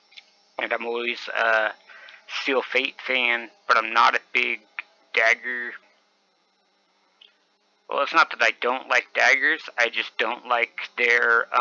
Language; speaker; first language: English; native; English